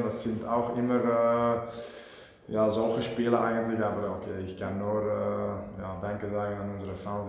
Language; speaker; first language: German; non-native, fluent; Dutch